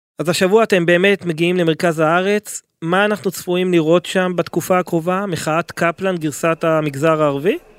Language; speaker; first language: Hebrew; native; Hebrew